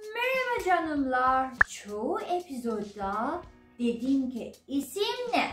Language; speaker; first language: Turkish; non-native, fluent; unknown